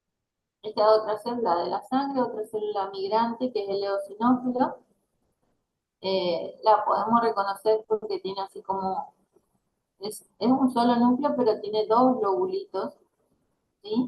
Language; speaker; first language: Spanish; native; Spanish